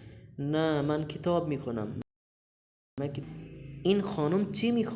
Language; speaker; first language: Persian; non-native, fluent; Urdu